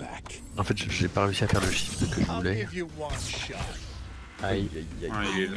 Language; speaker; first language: French; native; French